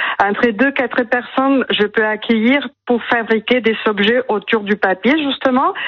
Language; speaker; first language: French; non-native, fluent; Spanish